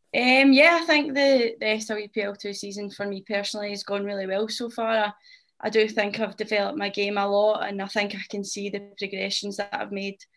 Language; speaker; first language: English; native; English